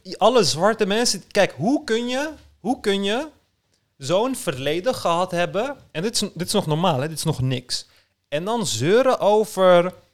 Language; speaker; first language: Dutch; early bilingual, other home language; Turkish